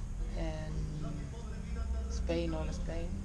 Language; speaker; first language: English; non-native, learner; Spanish